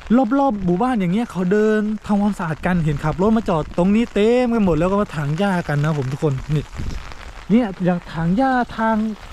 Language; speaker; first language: Thai; native; Thai